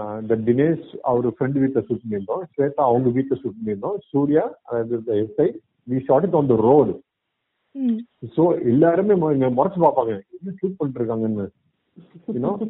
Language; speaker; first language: English; non-native, local second language; Tamil